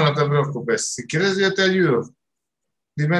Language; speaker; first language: Spanish; native; Spanish